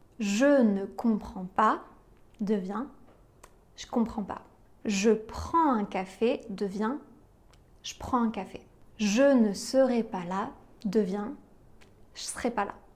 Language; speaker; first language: French; native; French